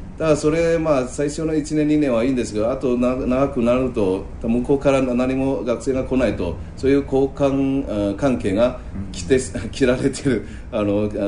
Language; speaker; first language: Japanese; non-native, fluent; Chinese